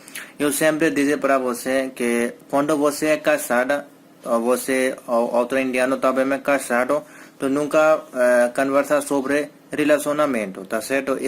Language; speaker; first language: Portuguese; non-native, learner; Hindi